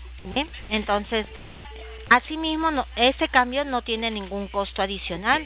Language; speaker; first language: Spanish; native; Spanish